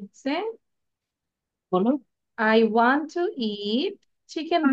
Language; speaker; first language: English; non-native, fluent; Bangla